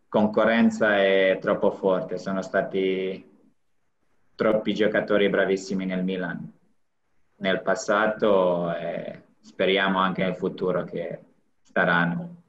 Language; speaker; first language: Italian; non-native, fluent; Serbian